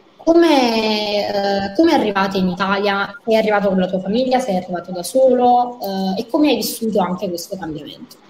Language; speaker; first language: Italian; native; Italian